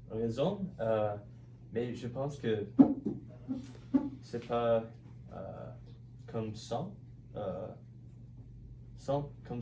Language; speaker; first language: French; non-native, learner; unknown